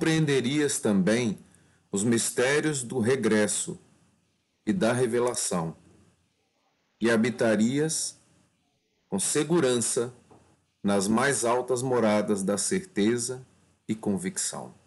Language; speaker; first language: Portuguese; native; Portuguese